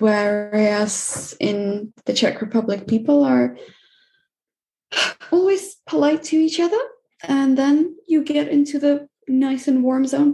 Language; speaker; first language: English; non-native, fluent; Czech